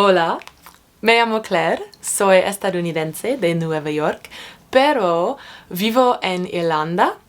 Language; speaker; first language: Spanish; non-native, learner; English